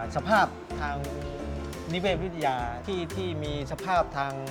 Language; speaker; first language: Thai; native; Thai